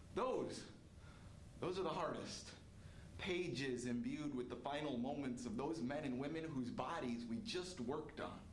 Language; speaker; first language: English; native; English